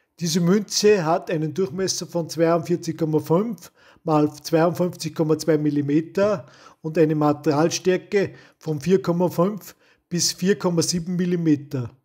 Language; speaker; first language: German; native; German